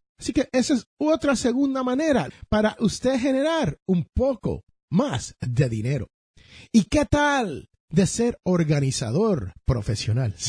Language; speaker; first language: Spanish; early bilingual, heritage; Spanish